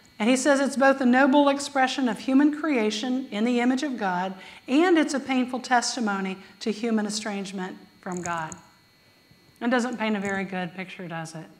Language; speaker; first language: English; native; English